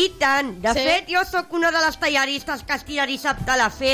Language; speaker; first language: Catalan; native; Catalan